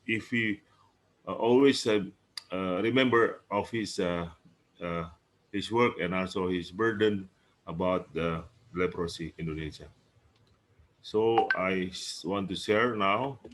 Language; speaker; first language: English; non-native, learner; Indonesian